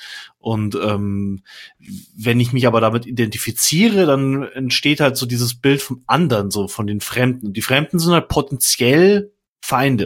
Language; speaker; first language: German; native; German